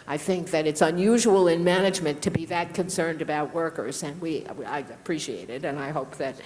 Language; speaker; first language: English; native; English